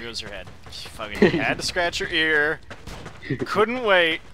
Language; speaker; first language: English; native; English